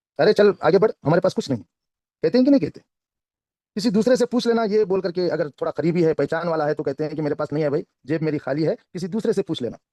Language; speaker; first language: Hindi; non-native, local second language; Kannada